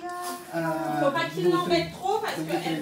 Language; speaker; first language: French; native; French